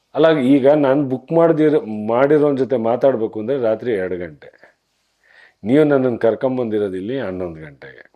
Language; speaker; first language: Kannada; native; Kannada